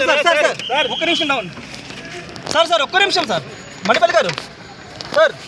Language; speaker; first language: Telugu; native; Telugu